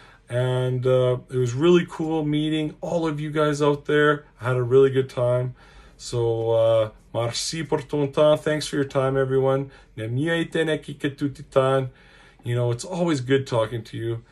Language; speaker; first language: English; native; English